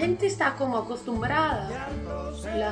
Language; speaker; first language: Spanish; non-native, fluent; Portuguese